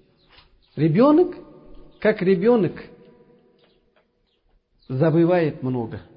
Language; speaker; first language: Russian; non-native, learner; Uzbek